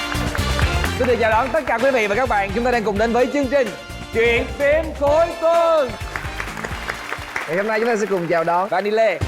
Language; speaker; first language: Vietnamese; native; Vietnamese